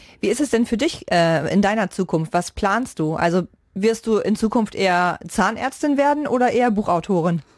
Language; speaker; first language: German; native; German